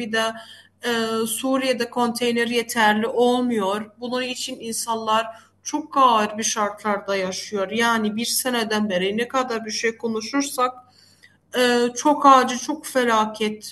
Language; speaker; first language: Turkish; non-native, fluent; Arabic